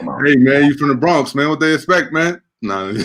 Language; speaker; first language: English; native; English